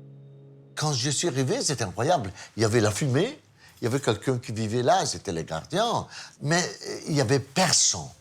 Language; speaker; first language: French; non-native, fluent; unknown